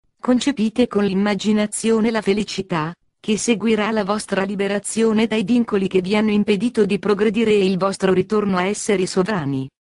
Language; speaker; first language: Italian; native; Italian